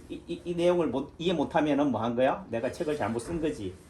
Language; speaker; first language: Korean; native; Korean